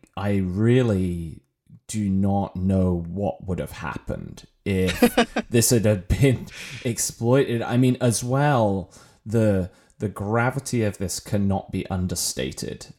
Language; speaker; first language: English; native; English